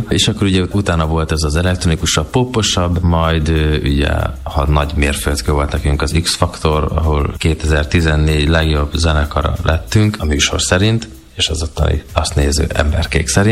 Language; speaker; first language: Hungarian; native; Hungarian